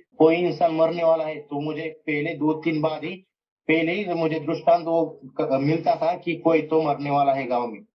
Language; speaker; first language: Hindi; non-native, local second language; Marathi